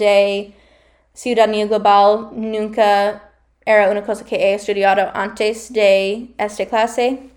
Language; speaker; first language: Spanish; non-native, learner; English